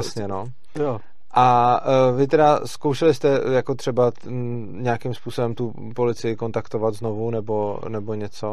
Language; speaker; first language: Czech; native; Czech